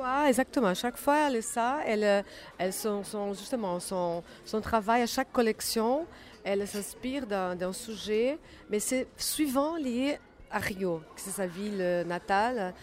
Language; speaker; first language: French; non-native, learner; Portuguese